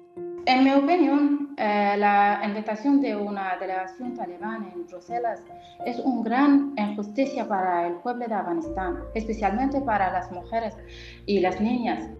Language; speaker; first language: Spanish; non-native, fluent; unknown